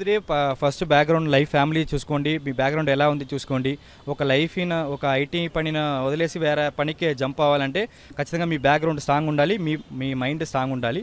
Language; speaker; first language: Telugu; early bilingual, heritage; Tamil